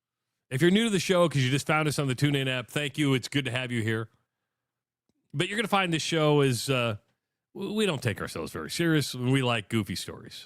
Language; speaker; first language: English; native; English